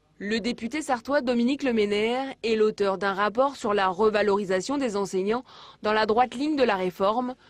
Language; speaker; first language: French; native; French